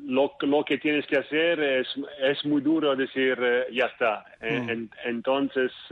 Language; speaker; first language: Spanish; non-native, fluent; Italian